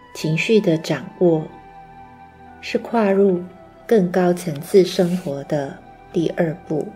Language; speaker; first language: Chinese; native; Chinese